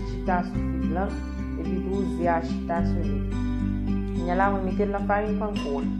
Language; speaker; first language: French; non-native, learner; Haitian Creole